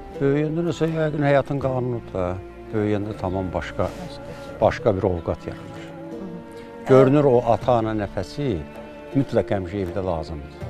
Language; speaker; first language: Azerbaijani; native; Azerbaijani